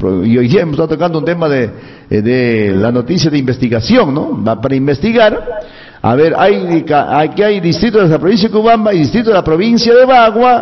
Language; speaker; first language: Spanish; native; Spanish